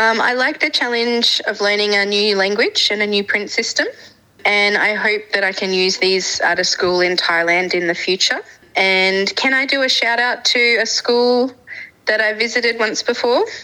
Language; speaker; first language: English; native; English